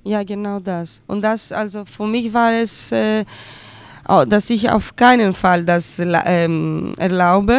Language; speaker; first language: German; non-native, fluent; Greek